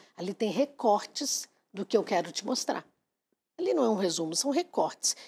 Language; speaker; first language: Portuguese; native; Portuguese